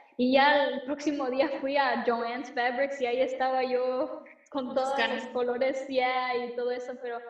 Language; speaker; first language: Spanish; early bilingual, heritage; Spanish